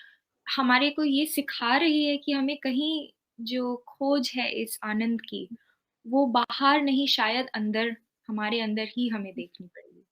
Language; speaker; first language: Hindi; native; Hindi